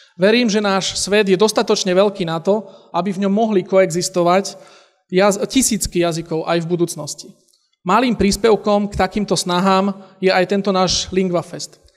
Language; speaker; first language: Slovak; native; Slovak